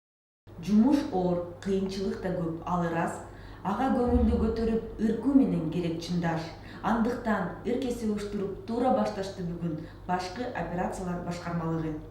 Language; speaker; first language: Kyrgyz; native; Kyrgyz